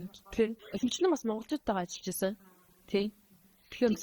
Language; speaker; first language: Mongolian; native; Mongolian